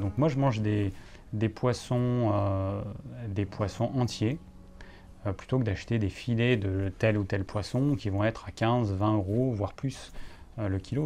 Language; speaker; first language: French; native; French